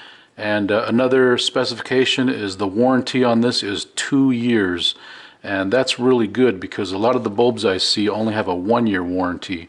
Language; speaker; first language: English; native; English